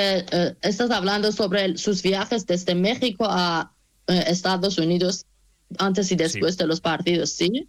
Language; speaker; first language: Spanish; non-native, learner; Persian